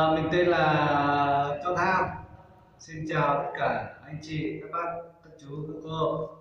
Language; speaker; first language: Vietnamese; non-native, local second language; Hmong